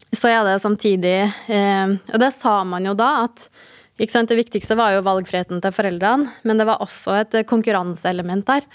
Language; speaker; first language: Norwegian; native; Norwegian